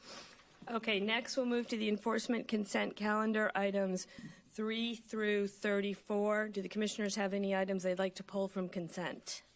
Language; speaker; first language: English; native; English